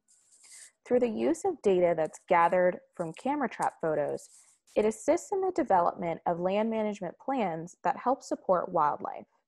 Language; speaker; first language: English; native; English